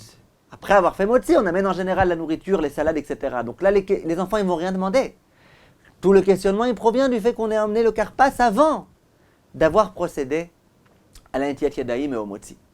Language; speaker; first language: French; native; French